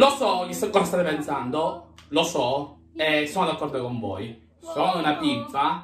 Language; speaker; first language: Italian; native; Italian